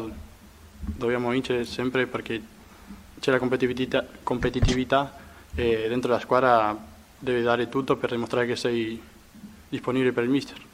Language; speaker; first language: Italian; non-native, fluent; Spanish